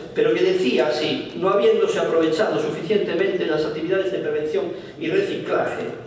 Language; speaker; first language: Spanish; non-native, local second language; Galician